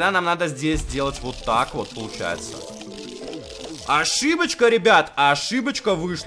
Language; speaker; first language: Russian; native; Russian